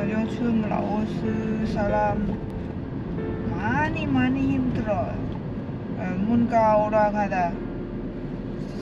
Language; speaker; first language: Korean; non-native, learner; Lao